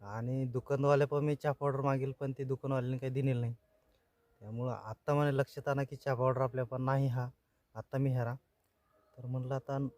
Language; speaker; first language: Marathi; non-native, local second language; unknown